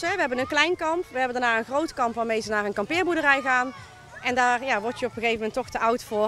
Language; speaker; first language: Dutch; native; Dutch